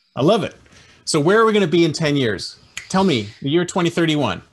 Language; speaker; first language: English; native; English